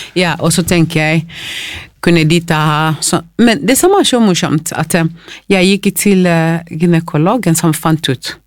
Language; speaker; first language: Norwegian; non-native, fluent; Lingala